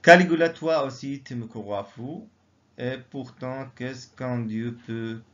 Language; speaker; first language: French; non-native, local second language; Arabic